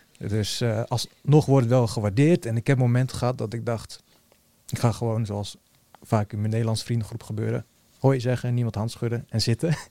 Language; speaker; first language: Dutch; early bilingual, other home language; Bosnian